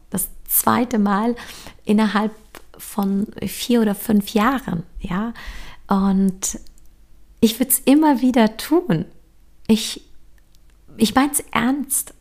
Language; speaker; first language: German; early bilingual, other home language; Polish